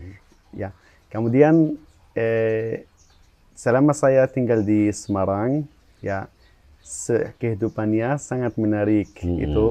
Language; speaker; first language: Indonesian; non-native, fluent; Arabic